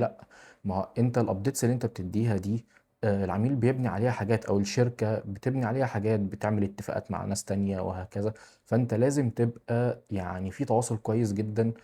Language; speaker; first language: Arabic; native; Arabic